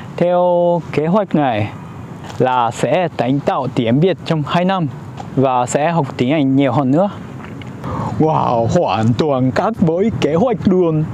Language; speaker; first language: Vietnamese; non-native, fluent; Japanese